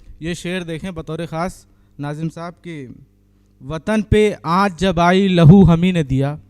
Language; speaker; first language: Urdu; native; Urdu